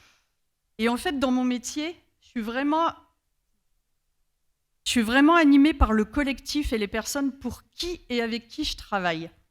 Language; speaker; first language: French; native; French